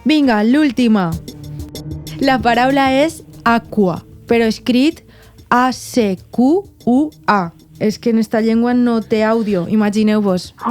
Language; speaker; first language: Catalan; native; Catalan